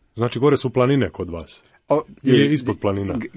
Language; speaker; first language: Croatian; native; Croatian